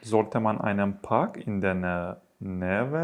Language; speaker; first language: German; non-native, learner; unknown